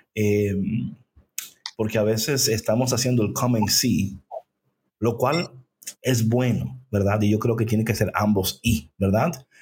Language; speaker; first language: Spanish; early bilingual, heritage; Spanish